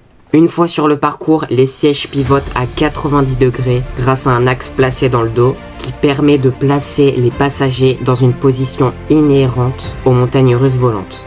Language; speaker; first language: French; native; French